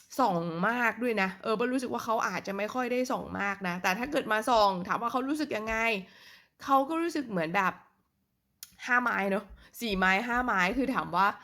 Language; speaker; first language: Thai; native; Thai